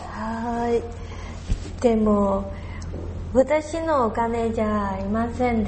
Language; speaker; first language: Japanese; non-native, learner; Chinese